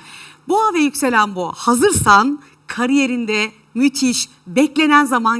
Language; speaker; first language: Turkish; native; Turkish